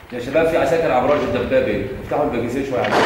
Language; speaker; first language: Arabic; native; Arabic